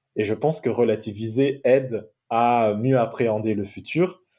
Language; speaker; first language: French; native; French